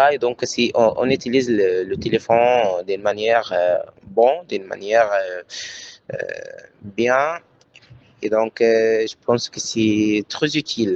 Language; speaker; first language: French; non-native, learner; Arabic